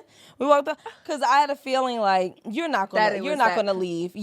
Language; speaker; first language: English; native; English